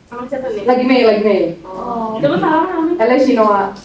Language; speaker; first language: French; non-native, learner; Indonesian